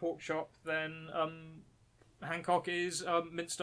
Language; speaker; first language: English; native; English